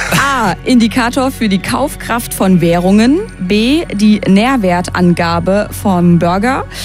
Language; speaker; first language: German; early bilingual, other home language; Turkish